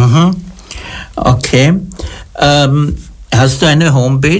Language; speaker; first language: German; native; German